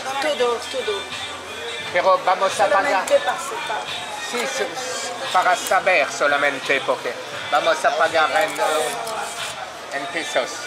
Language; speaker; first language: Spanish; non-native, learner; French